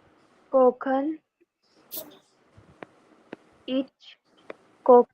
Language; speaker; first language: German; non-native, learner; Hindi